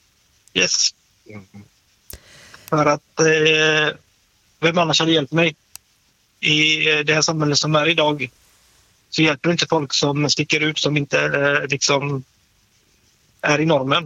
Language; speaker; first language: Swedish; native; Swedish